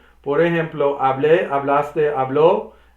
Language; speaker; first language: Spanish; non-native, learner; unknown